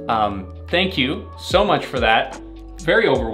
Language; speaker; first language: English; native; English